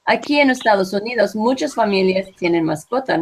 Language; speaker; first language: Spanish; non-native, fluent; English